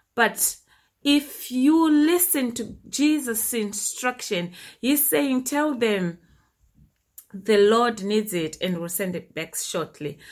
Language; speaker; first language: English; non-native, local second language; Shona